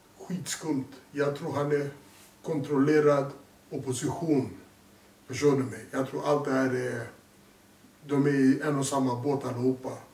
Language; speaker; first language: Swedish; early bilingual, other home language; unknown